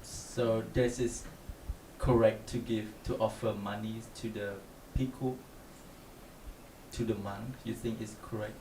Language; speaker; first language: English; non-native, learner; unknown